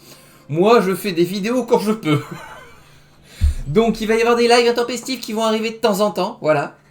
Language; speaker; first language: French; native; French